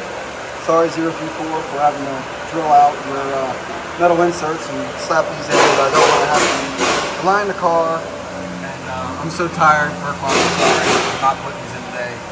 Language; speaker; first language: English; native; English